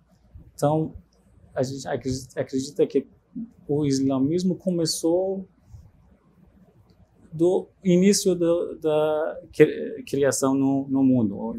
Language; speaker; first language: Portuguese; non-native, learner; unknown